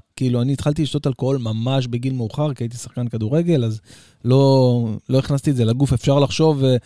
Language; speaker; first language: Hebrew; native; Hebrew